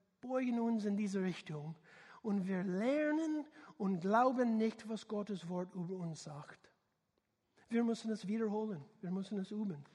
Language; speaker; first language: German; non-native, learner; English